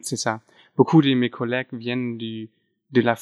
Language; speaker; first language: French; non-native, fluent; German